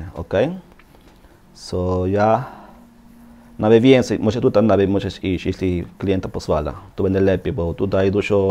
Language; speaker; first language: Polish; non-native, learner; Spanish